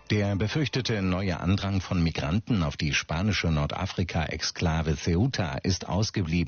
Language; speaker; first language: German; native; German